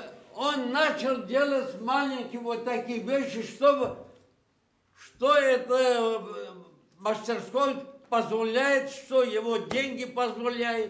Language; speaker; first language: Russian; non-native, local second language; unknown